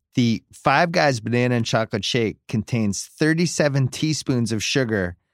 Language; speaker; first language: English; native; English